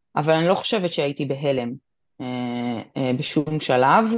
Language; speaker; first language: Hebrew; native; Hebrew